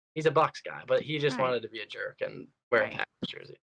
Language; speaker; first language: English; native; English